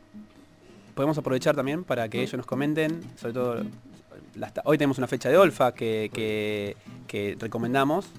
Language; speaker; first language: Spanish; native; Spanish